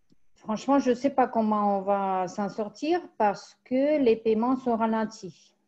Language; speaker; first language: French; non-native, fluent; Russian